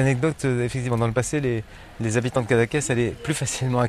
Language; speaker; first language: French; native; French